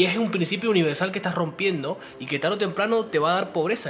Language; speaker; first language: Spanish; native; Spanish